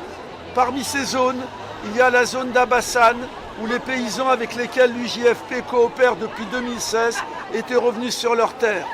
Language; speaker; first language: French; native; French